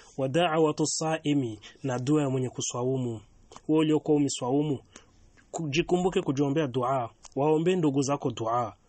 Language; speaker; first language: Swahili; native; Swahili